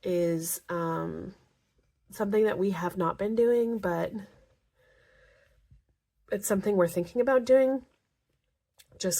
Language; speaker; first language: English; native; English